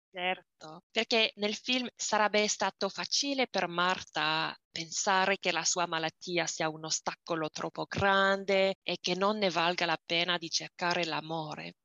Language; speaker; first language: Italian; non-native, learner; English